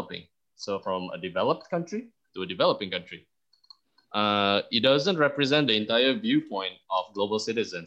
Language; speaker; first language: English; early bilingual, other home language; Indonesian